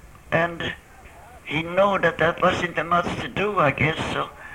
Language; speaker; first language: English; non-native, fluent; Swedish